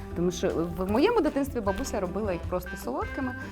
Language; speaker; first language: Ukrainian; native; Ukrainian